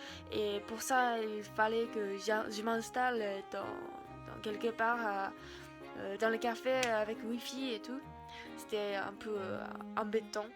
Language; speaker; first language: French; non-native, learner; Japanese